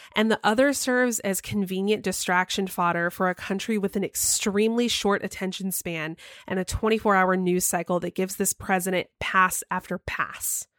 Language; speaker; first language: English; native; English